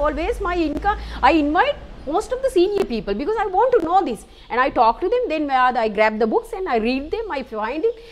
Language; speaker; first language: English; non-native, local second language; Sinhala